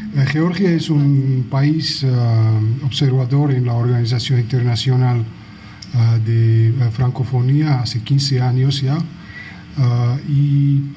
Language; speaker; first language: Spanish; non-native, fluent; Georgian